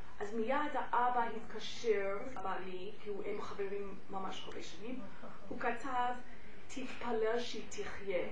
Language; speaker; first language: Hebrew; non-native, fluent; English